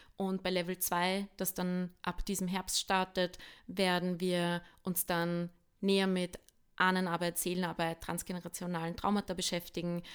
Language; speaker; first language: German; early bilingual, other home language; Bosnian